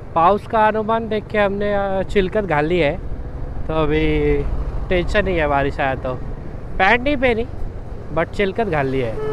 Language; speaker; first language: Hindi; non-native, local second language; Marathi